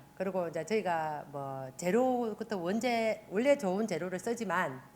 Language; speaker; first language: Korean; native; Korean